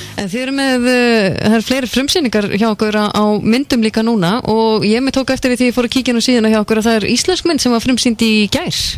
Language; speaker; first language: Icelandic; native; Icelandic